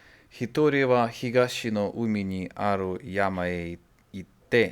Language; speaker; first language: Japanese; non-native, learner; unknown